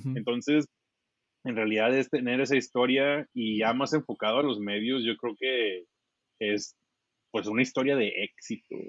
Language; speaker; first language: Spanish; native; Spanish